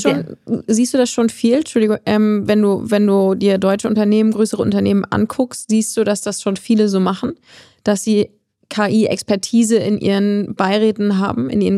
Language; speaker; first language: German; native; German